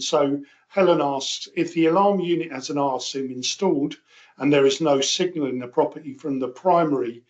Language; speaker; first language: English; native; English